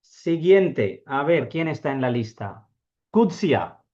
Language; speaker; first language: Spanish; non-native, fluent; Urdu